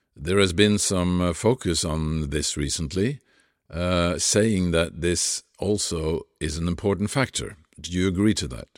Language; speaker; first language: English; non-native, fluent; Norwegian